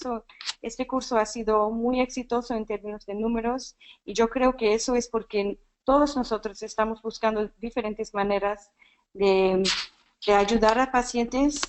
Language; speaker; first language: Spanish; non-native, fluent; English